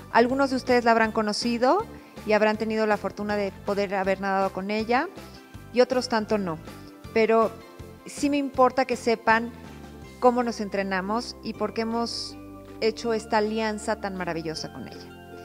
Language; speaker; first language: Spanish; native; Spanish